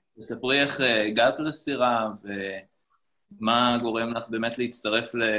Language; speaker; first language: Hebrew; native; Hebrew